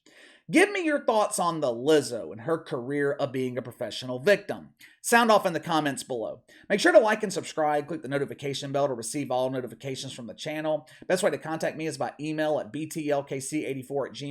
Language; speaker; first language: English; native; English